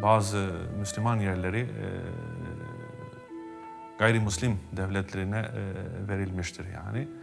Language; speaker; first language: Turkish; non-native, fluent; Albanian